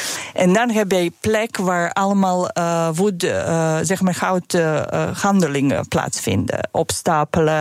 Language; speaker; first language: Dutch; non-native, fluent; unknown